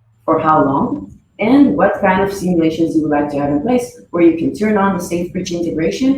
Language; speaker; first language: English; non-native, fluent; Hebrew